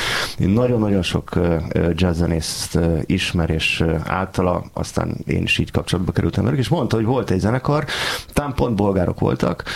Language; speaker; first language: Hungarian; native; Hungarian